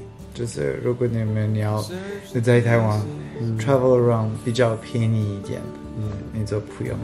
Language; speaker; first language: Chinese; non-native, learner; French